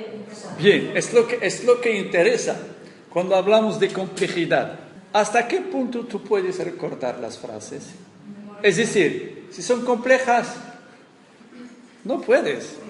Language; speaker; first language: Spanish; non-native, fluent; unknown